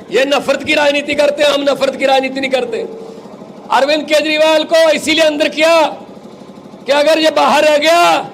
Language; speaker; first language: Hindi; non-native, local second language; Punjabi